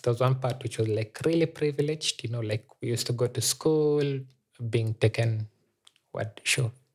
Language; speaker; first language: English; non-native, local second language; Meru